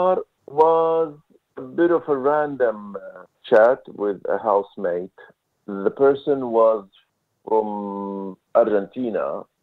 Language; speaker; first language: English; non-native, fluent; Arabic